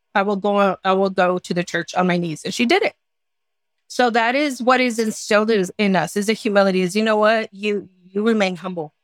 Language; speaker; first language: English; native; English